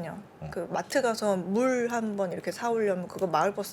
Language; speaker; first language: Korean; native; Korean